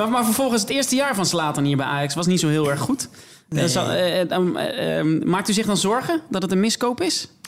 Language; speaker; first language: Dutch; native; Dutch